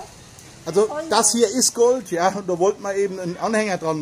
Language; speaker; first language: German; native; German